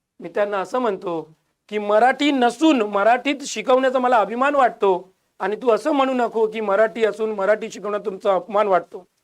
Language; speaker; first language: Marathi; non-native, local second language; Hindi